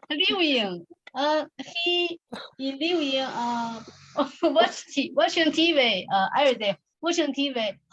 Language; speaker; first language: English; non-native, learner; Chinese